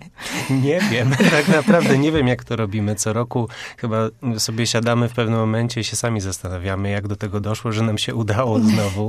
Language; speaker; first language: Polish; native; Polish